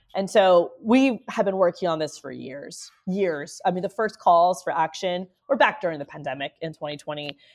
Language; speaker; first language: English; native; English